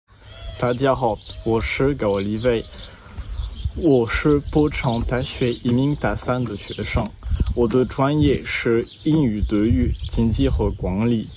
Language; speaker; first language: Chinese; non-native, learner; French